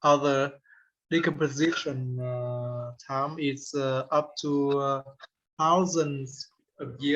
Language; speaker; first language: English; non-native, learner; Vietnamese